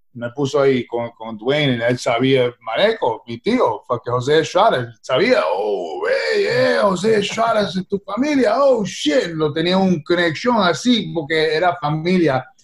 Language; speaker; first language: Spanish; early bilingual, heritage; Spanish